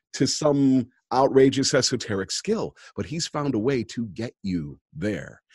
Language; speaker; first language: English; native; English